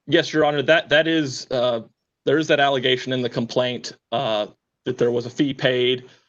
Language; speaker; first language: English; native; English